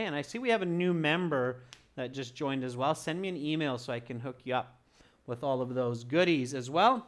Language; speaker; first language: English; native; English